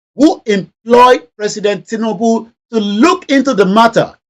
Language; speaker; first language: English; non-native, local second language; Yoruba